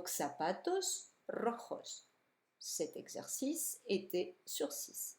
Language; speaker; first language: French; native; French